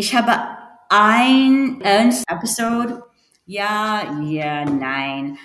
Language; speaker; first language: German; non-native, learner; English